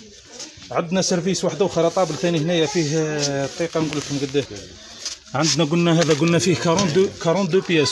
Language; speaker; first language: Arabic; native; Arabic